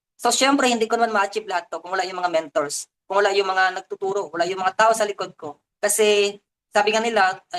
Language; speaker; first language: Filipino; native; Filipino